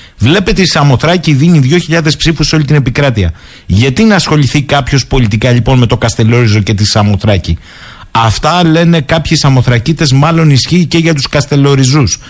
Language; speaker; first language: Greek; native; Greek